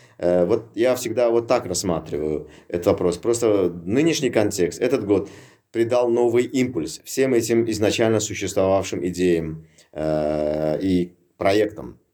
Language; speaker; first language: Russian; non-native, local second language; Uzbek